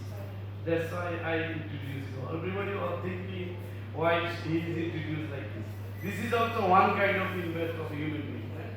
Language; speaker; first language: English; non-native, learner; Bangla